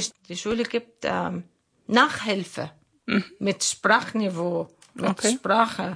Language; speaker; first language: German; non-native, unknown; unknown